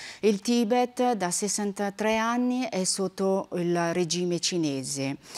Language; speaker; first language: Italian; non-native, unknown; Tibetan